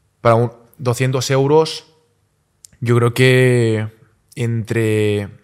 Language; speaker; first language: Spanish; early bilingual, other home language; Chinese